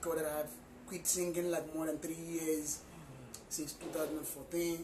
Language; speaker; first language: English; non-native, local second language; Igbo